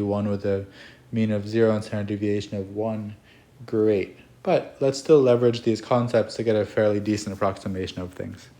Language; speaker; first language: English; native; English